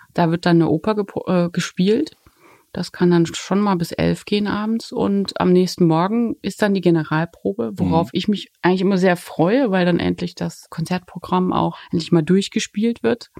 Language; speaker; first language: German; native; German